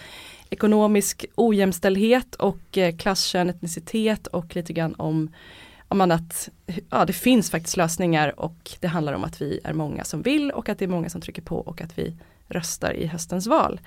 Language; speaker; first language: Swedish; native; Swedish